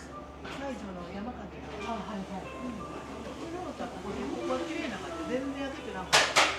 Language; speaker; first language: Japanese; native; Japanese